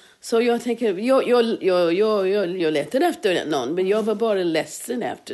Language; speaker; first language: Swedish; non-native, fluent; English